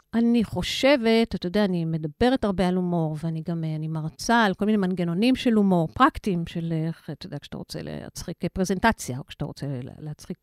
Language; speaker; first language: Hebrew; native; Hebrew